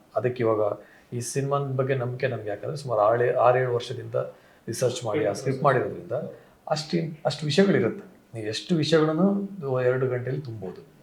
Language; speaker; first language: Kannada; native; Kannada